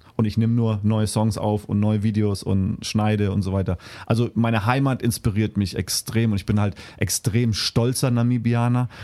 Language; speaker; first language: German; native; German